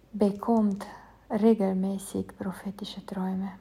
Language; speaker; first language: German; non-native, fluent; Romanian